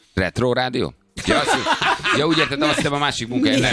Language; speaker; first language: Hungarian; native; Hungarian